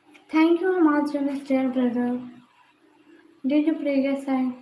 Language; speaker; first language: English; non-native, learner; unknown